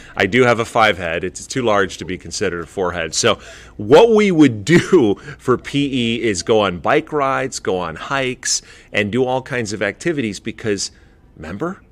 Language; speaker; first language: English; native; English